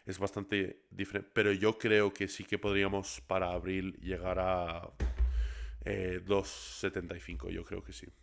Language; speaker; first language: Spanish; early bilingual, other home language; English